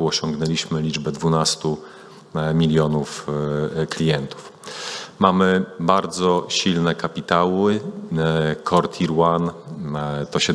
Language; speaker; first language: Polish; native; Polish